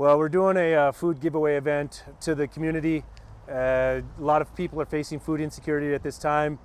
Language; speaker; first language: English; native; English